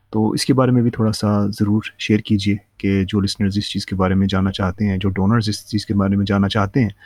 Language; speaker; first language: Urdu; native; Urdu